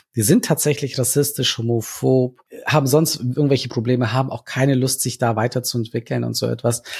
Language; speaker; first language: German; native; German